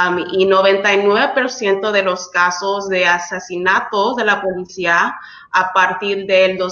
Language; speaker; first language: Spanish; early bilingual, heritage; English